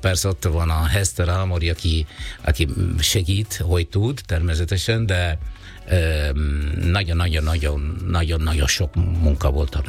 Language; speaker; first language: Hungarian; non-native, fluent; Italian